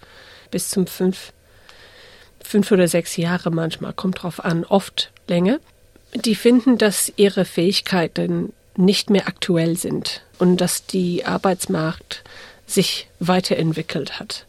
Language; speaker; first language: German; early bilingual, heritage; English